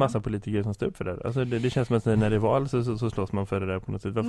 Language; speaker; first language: Swedish; native; Swedish